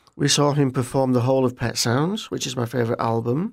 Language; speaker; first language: English; native; English